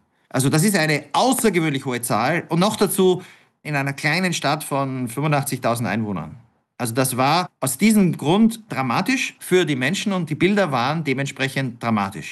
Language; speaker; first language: German; native; German